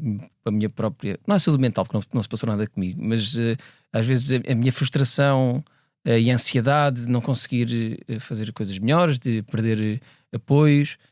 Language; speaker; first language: Portuguese; native; Portuguese